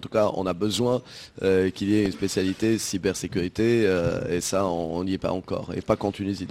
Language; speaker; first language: French; non-native, local second language; Arabic